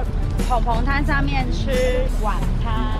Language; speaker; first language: Chinese; native; Chinese